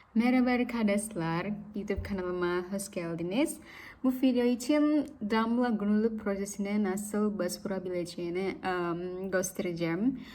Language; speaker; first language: Turkish; non-native, fluent; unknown